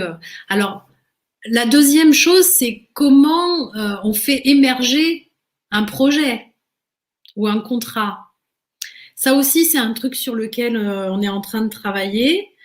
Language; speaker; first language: French; native; French